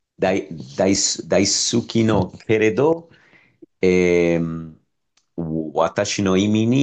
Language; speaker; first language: Japanese; non-native, learner; Spanish